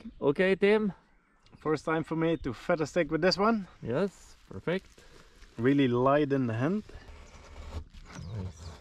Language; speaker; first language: English; non-native, fluent; Swedish